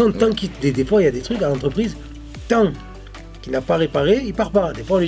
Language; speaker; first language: French; native; French